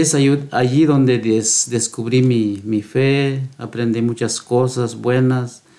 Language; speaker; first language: Spanish; native; Spanish